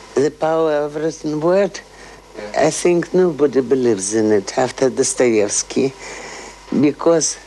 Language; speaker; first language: English; non-native, fluent; Russian